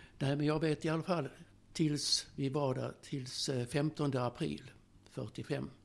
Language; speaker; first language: Swedish; early bilingual, other home language; Slovak